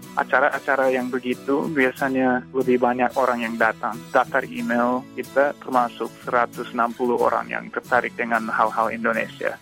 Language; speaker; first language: Indonesian; non-native, fluent; English